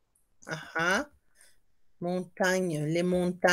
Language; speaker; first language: French; non-native, fluent; Spanish